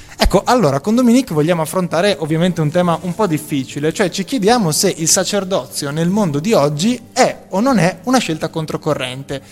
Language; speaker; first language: Italian; native; Italian